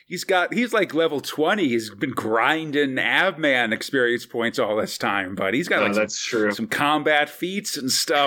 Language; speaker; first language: English; native; English